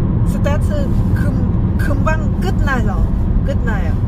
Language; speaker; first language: Korean; non-native, learner; Lao